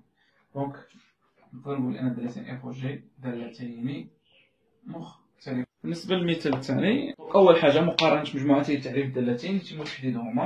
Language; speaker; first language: Arabic; native; Arabic